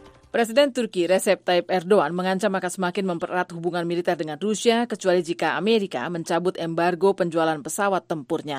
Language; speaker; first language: Indonesian; native; Indonesian